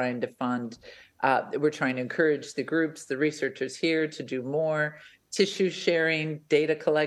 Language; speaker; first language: English; native; English